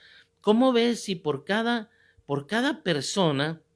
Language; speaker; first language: Spanish; native; Spanish